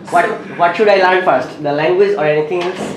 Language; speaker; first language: English; non-native, learner; Bangla